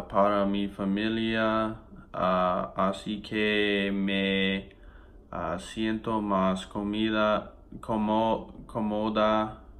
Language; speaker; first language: Spanish; non-native, learner; English